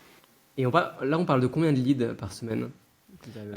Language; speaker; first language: French; native; French